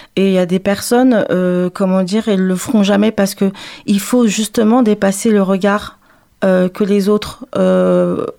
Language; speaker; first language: French; native; French